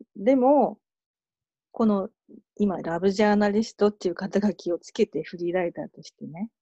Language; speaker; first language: Japanese; native; Japanese